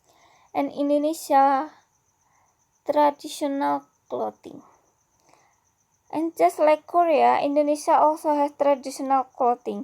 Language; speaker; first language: English; non-native, learner; Indonesian